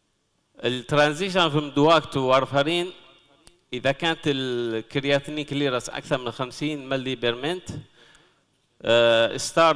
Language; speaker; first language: Arabic; native; Arabic